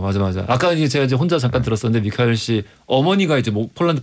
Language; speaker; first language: Korean; native; Korean